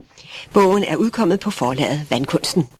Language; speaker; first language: Danish; native; Danish